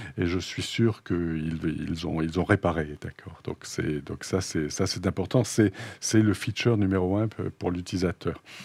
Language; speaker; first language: French; native; French